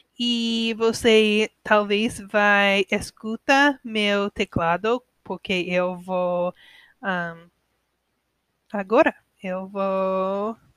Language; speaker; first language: Portuguese; non-native, learner; English